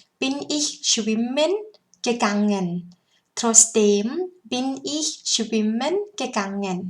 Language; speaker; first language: German; non-native, learner; Thai